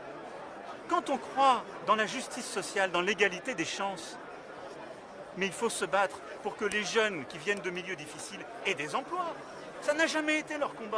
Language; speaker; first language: French; native; French